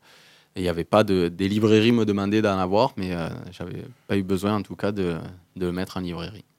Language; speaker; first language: French; native; French